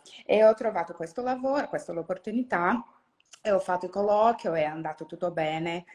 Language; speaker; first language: Italian; non-native, learner; Portuguese